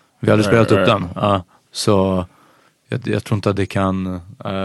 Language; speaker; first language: Swedish; non-native, fluent; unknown